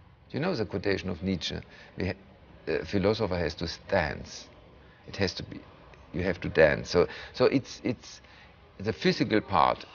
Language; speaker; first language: English; non-native, fluent; German